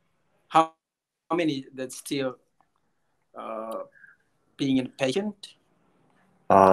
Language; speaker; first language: English; non-native, learner; Indonesian